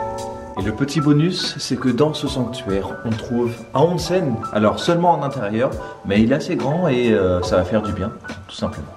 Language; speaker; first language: French; native; French